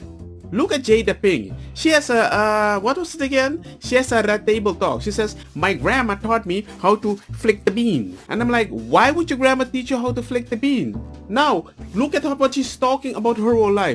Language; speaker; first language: English; non-native, fluent; Spanish